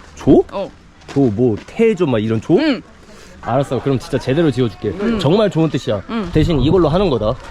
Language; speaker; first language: Korean; native; Korean